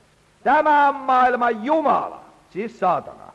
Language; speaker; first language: Finnish; native; Finnish